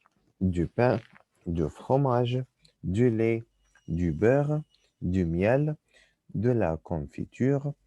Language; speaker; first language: French; non-native, fluent; Arabic